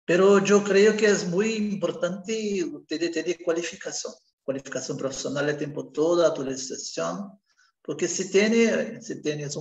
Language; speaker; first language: Spanish; non-native, learner; Portuguese